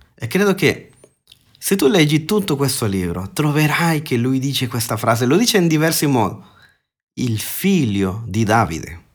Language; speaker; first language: Italian; non-native, fluent; Spanish